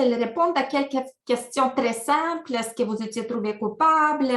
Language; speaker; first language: French; non-native, fluent; Ukrainian